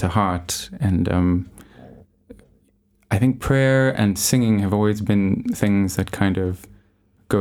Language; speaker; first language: English; native; English